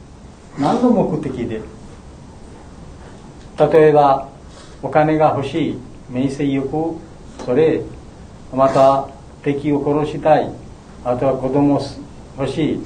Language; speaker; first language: Japanese; non-native, learner; Bangla